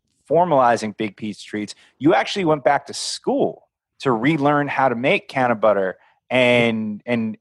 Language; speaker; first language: English; native; English